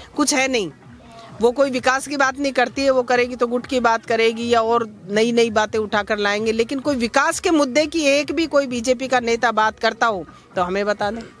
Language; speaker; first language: Hindi; native; Hindi